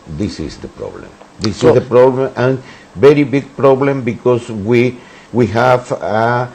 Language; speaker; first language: English; non-native, learner; Spanish